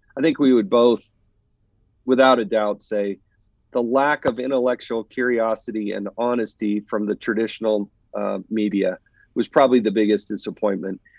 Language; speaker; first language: English; native; English